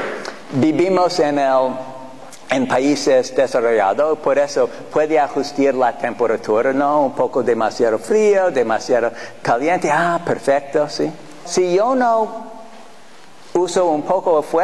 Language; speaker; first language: Spanish; non-native, fluent; English